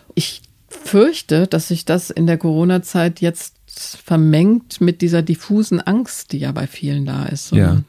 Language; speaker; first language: German; native; German